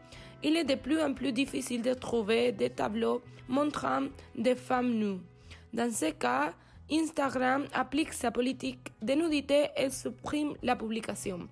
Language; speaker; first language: French; non-native, learner; Spanish